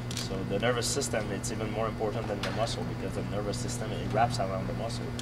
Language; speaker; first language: English; non-native, fluent; French